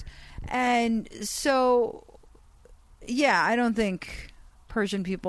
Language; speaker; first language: English; non-native, fluent; Persian